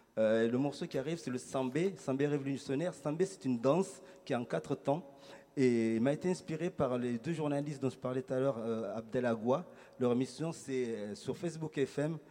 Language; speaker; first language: French; early bilingual, other home language; Ngazidja Comorian